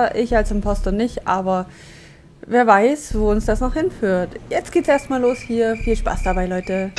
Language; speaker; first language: German; native; German